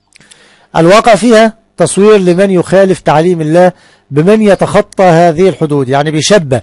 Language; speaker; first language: Arabic; native; Arabic